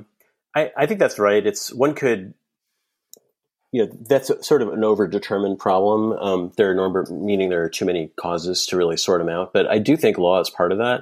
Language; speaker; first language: English; native; English